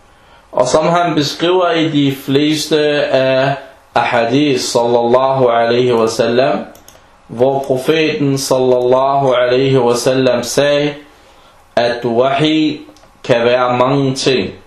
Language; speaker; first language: Danish; non-native, fluent; Arabic